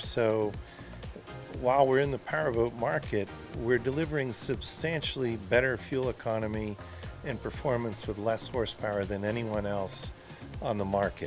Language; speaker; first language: English; native; English